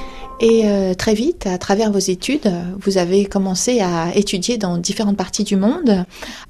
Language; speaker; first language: French; native; French